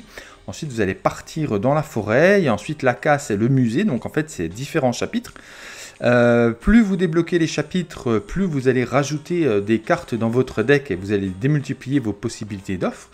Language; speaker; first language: French; native; French